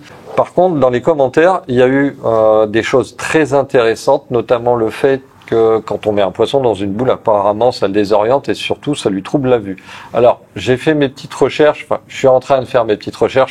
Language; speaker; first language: French; native; French